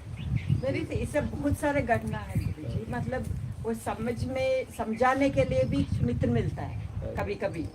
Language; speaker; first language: Hindi; non-native, local second language; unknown